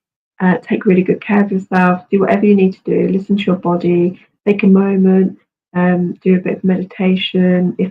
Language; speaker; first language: English; native; English